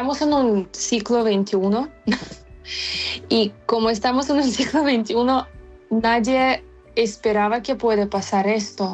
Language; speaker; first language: Spanish; non-native, fluent; Ukrainian